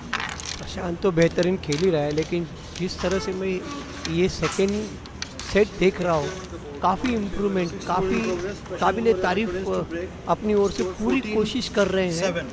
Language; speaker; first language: Hindi; non-native, local second language; Marathi